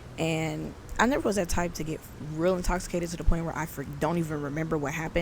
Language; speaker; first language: English; native; English